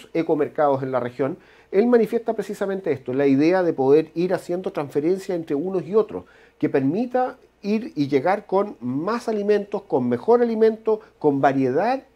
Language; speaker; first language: Spanish; native; Spanish